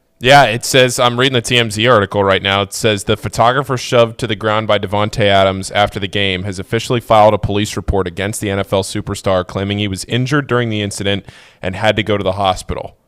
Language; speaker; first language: English; native; English